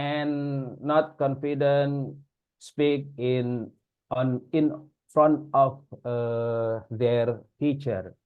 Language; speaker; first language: English; non-native, learner; Indonesian